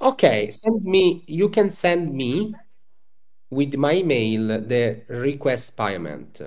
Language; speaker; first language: English; non-native, learner; Italian